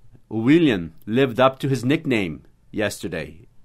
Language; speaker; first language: English; native; English